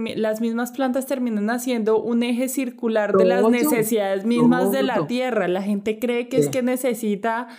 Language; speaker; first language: Spanish; native; Spanish